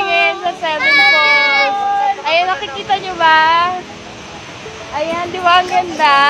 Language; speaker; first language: Filipino; non-native, local second language; Cebuano